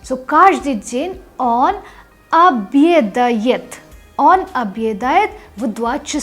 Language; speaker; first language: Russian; non-native, fluent; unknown